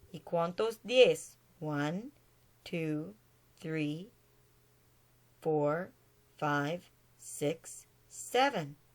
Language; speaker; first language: Spanish; non-native, learner; English